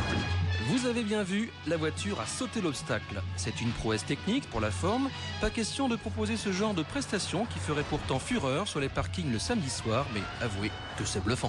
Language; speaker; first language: French; native; French